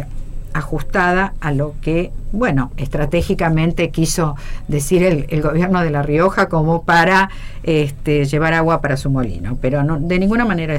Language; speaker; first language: Spanish; native; Spanish